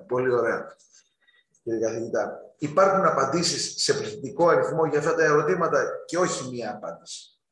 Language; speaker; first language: Greek; native; Greek